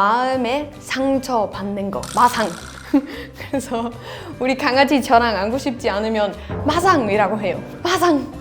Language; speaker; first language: Korean; non-native, fluent; Danish